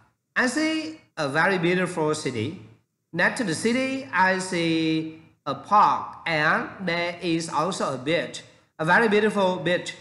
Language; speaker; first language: English; non-native, learner; Vietnamese